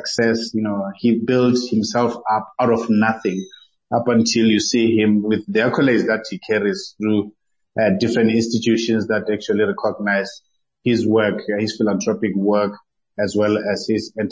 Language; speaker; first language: English; non-native, local second language; Southern Sotho